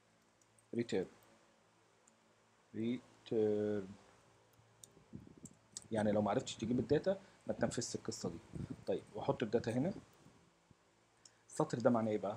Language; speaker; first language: Arabic; native; Arabic